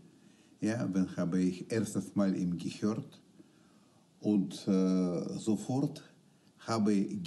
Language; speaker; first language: German; non-native, learner; Russian